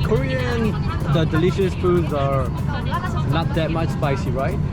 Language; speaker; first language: English; non-native, learner; Korean